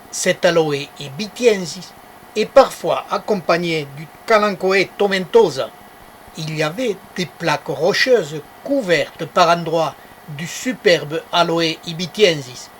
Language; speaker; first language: French; native; French